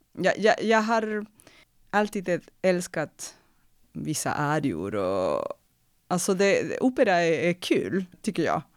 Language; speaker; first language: Swedish; non-native, fluent; Spanish